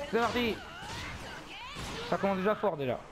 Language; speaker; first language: French; native; French